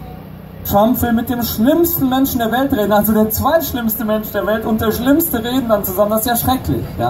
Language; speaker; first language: German; native; German